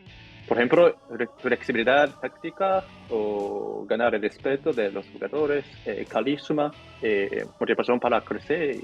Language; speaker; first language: Spanish; non-native, fluent; Japanese